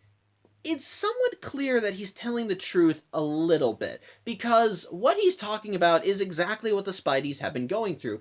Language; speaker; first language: English; native; English